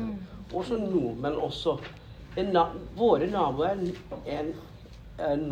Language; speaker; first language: Norwegian; non-native, learner; Tamil